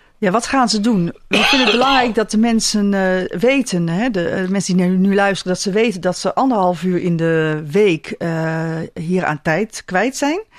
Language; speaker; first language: Dutch; native; Dutch